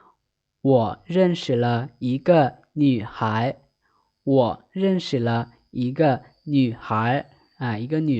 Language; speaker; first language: Chinese; non-native, fluent; Lao